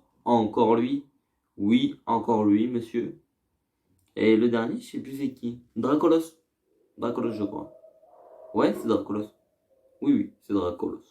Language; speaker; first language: French; native; French